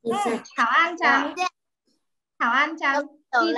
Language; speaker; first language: Japanese; non-native, fluent; Vietnamese